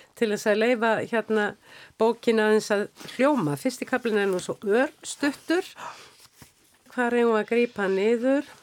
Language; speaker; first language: Icelandic; native; Icelandic